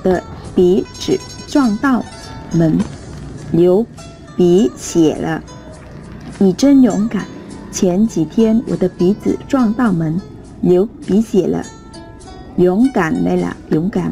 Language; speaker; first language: Chinese; non-native, fluent; Vietnamese